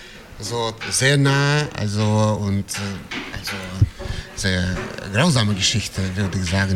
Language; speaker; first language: German; non-native, fluent; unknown